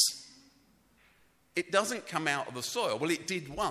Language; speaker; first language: English; native; English